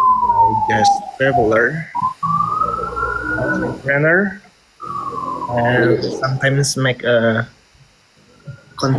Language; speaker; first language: English; non-native, learner; Indonesian